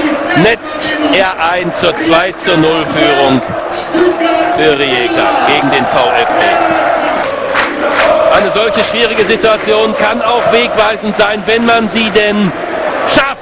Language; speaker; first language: German; native; German